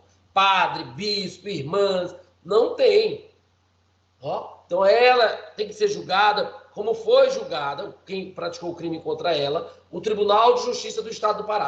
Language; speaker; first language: Portuguese; native; Portuguese